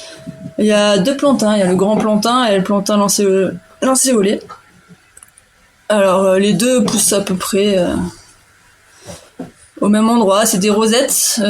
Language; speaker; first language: French; native; French